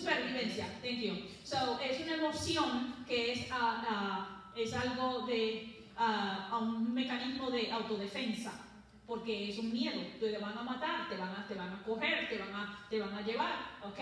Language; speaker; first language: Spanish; early bilingual, heritage; Spanish